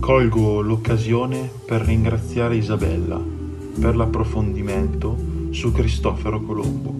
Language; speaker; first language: Italian; native; Italian